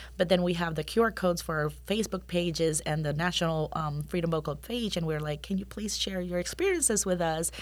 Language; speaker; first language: English; non-native, fluent; Spanish